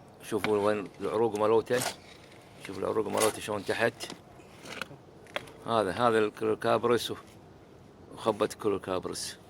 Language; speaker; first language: Arabic; native; Arabic